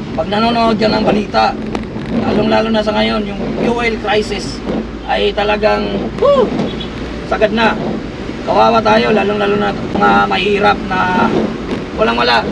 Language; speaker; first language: Filipino; non-native, local second language; Cebuano